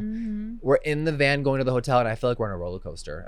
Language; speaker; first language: English; native; English